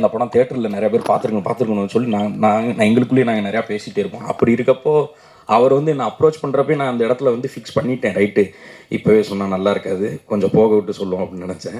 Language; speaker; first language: Tamil; native; Tamil